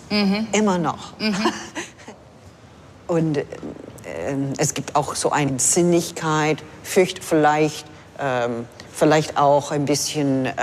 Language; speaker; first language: German; non-native, fluent; English